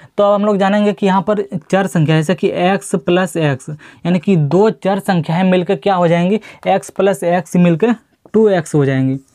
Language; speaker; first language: Hindi; native; Hindi